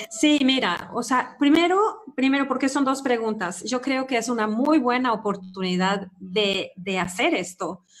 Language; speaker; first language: Spanish; non-native, fluent; Swedish